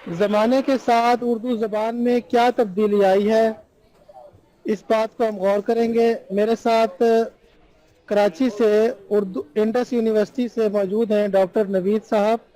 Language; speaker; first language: Urdu; native; Urdu